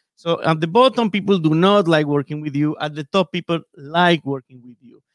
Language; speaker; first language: English; non-native, fluent; Spanish